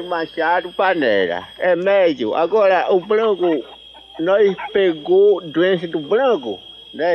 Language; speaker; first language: Portuguese; non-native, local second language; Kayapó